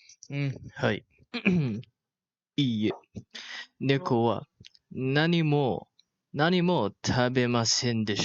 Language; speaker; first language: Japanese; non-native, learner; Malay